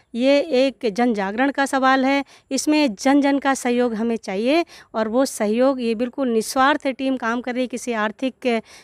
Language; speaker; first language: Hindi; native; Hindi